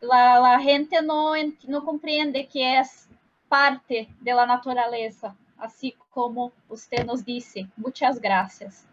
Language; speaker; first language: Spanish; non-native, learner; Portuguese